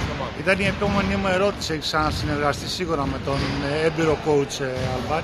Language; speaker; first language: Greek; native; Greek